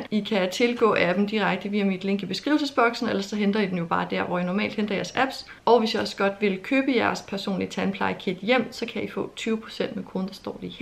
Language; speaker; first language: Danish; native; Danish